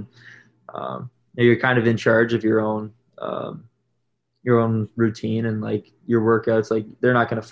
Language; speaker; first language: English; native; English